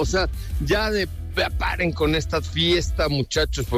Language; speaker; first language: Spanish; native; Spanish